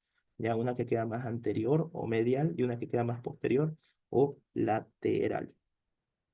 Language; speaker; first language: Spanish; native; Spanish